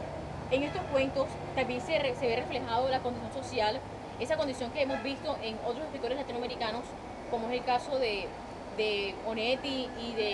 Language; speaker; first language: Spanish; native; Spanish